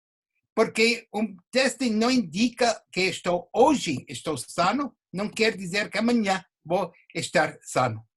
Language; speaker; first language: Portuguese; non-native, fluent; English